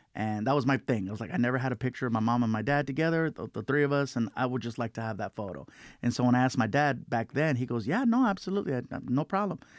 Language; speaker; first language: English; native; English